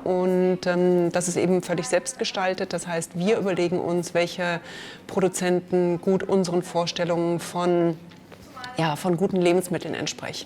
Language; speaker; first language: German; native; German